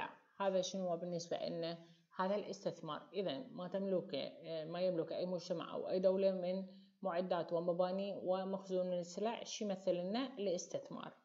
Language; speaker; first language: Arabic; native; Arabic